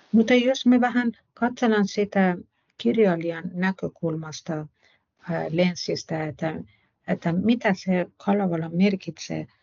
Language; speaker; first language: Finnish; non-native, fluent; Persian